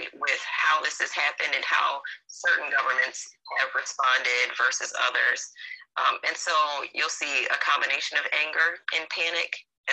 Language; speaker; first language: English; native; English